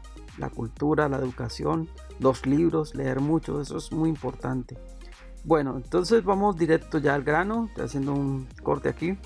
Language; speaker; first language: Spanish; native; Spanish